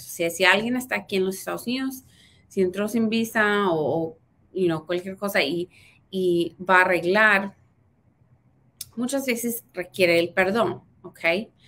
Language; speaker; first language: Spanish; early bilingual, heritage; Spanish